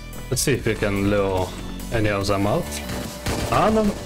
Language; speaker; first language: English; non-native, learner; Russian